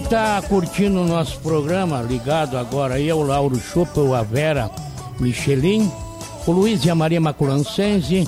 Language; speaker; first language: Portuguese; native; Portuguese